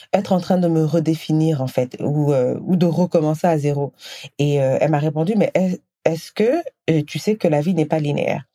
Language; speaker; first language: French; non-native, local second language; Wolof